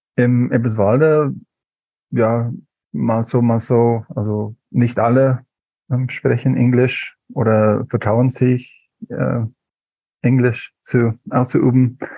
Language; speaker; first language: German; non-native, fluent; English